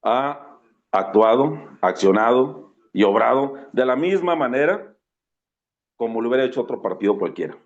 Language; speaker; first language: Spanish; native; Spanish